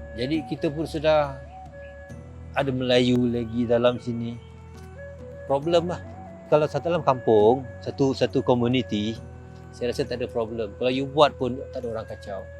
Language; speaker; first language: Malay; non-native, local second language; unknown